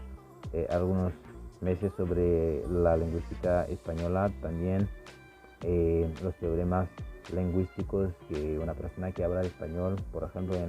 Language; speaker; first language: Spanish; non-native, fluent; Haitian Creole